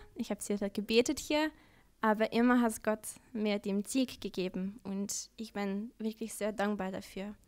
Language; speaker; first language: German; non-native, learner; Dutch